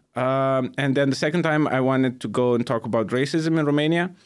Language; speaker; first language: English; non-native, fluent; Romanian